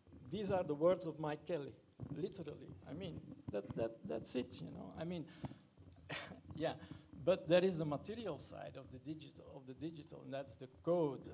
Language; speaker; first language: English; non-native, fluent; French